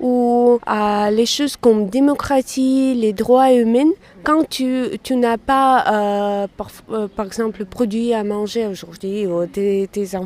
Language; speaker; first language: French; non-native, fluent; Russian